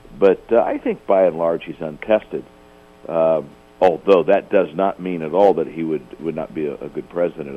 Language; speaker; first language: English; native; English